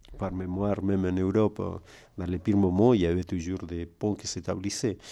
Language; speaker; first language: French; non-native, fluent; Spanish